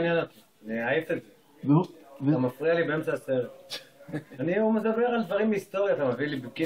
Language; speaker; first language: Hebrew; native; Hebrew